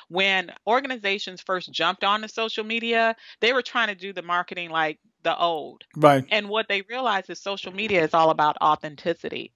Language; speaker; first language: English; native; English